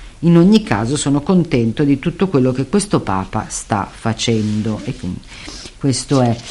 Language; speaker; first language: Italian; native; Italian